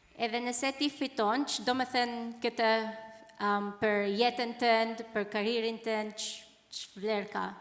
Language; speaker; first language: Albanian; early bilingual, heritage; Albanian